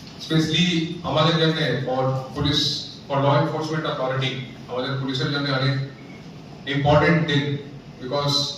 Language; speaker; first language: Hindi; native; Hindi